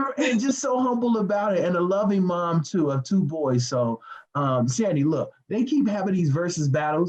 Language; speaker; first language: English; native; English